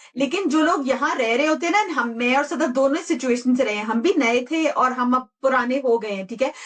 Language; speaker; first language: Urdu; native; Urdu